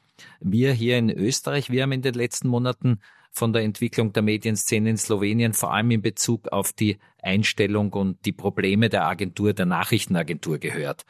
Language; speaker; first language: German; native; German